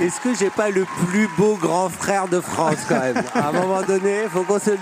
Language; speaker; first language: French; native; French